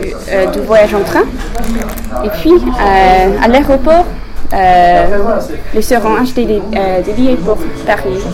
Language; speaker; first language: French; non-native, learner; English